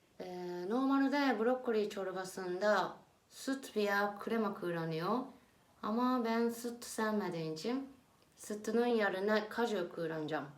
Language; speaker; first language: Turkish; non-native, fluent; Japanese